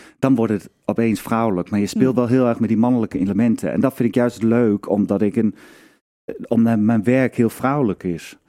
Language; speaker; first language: Dutch; non-native, fluent; Danish